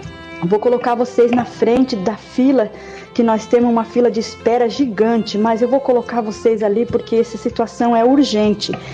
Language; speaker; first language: Portuguese; native; Portuguese